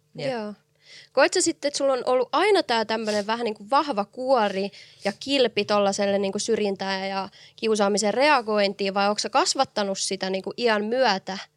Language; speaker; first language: Finnish; native; Finnish